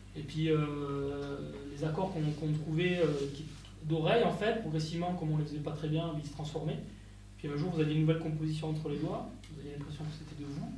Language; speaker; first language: French; native; French